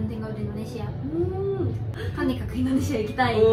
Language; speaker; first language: Indonesian; non-native, fluent; Japanese